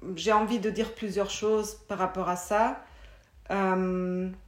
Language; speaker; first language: French; non-native, fluent; German